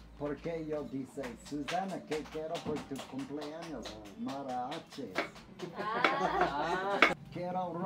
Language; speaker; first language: Spanish; non-native, learner; English